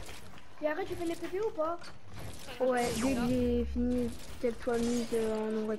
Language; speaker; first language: French; native; French